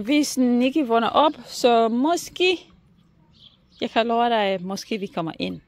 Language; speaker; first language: Danish; non-native, learner; English